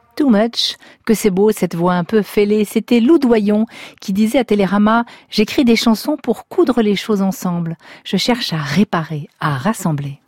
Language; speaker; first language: French; native; French